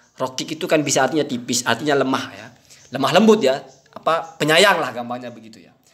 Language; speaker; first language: Indonesian; non-native, local second language; Madurese